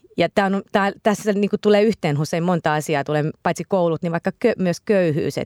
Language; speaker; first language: Finnish; native; Finnish